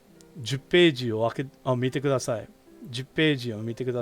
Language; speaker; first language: Japanese; non-native, learner; English